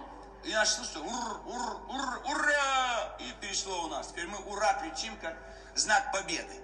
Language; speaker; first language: Russian; native; Russian